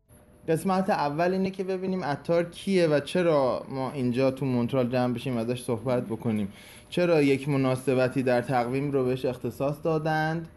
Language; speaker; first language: Persian; native; Persian